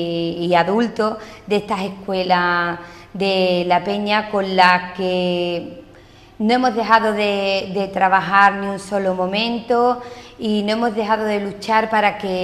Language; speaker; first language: Spanish; native; Spanish